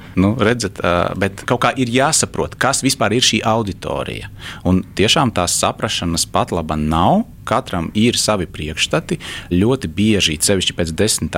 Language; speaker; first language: Latvian; non-native, local second language; Russian